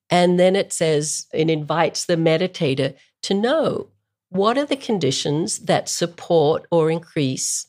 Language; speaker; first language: English; native; English